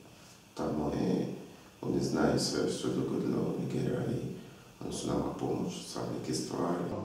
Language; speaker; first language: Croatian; non-native, learner; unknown